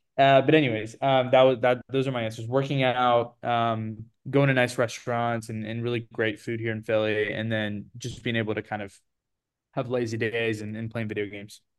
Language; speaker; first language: English; early bilingual, other home language; Portuguese